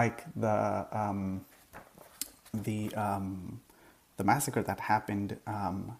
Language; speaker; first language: English; early bilingual, other home language; Spanish